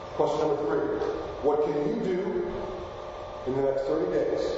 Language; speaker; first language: English; non-native, fluent; Spanish